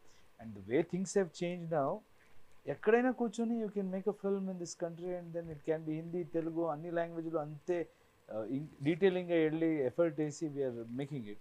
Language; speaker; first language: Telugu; non-native, fluent; Kannada